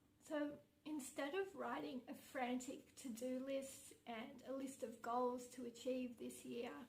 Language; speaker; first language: English; native; English